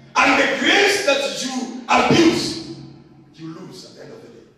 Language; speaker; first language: English; non-native, local second language; Swahili